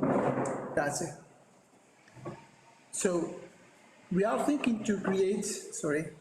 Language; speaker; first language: English; non-native, learner; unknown